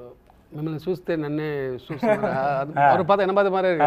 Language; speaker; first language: Telugu; non-native, learner; Tamil